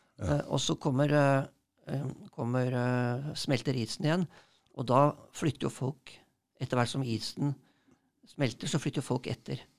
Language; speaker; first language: Norwegian; native; Norwegian